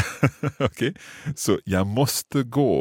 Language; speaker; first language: Swedish; non-native, learner; English